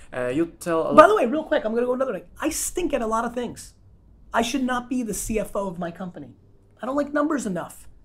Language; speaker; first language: English; non-native, fluent; Russian